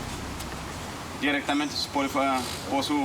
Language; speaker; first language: Portuguese; non-native, learner; French